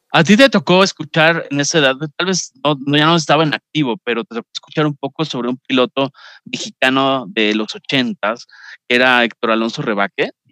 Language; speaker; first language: Spanish; native; Spanish